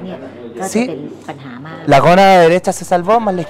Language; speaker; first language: Spanish; native; Spanish